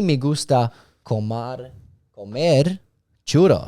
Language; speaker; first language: Spanish; non-native, learner; English